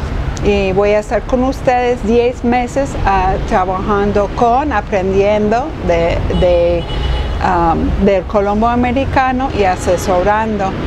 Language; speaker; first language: Spanish; non-native, fluent; English